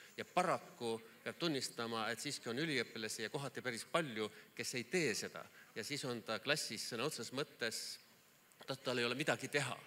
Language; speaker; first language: Estonian; native; Estonian